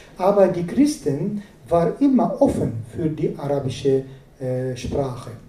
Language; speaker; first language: German; non-native, fluent; Arabic